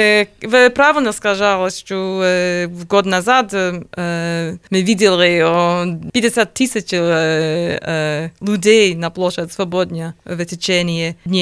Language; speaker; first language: Russian; non-native, learner; English